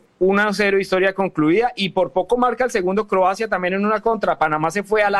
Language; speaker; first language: Spanish; native; Spanish